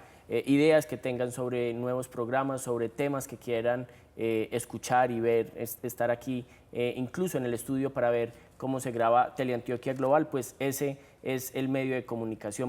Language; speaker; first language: Spanish; native; Spanish